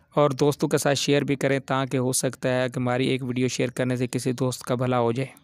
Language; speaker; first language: Urdu; non-native, local second language; Punjabi